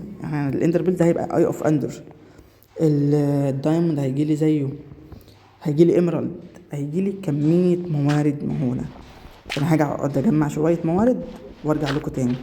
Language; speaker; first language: Arabic; native; Arabic